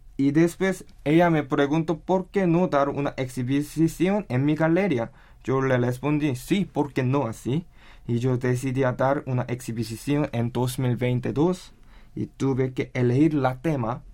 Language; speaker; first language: Spanish; non-native, learner; Korean